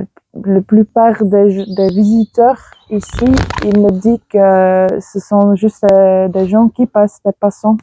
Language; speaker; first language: French; non-native, fluent; Dutch